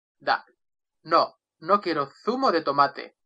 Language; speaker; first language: Spanish; non-native, learner; Russian